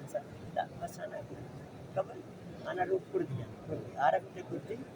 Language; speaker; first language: Arabic; non-native, learner; Urdu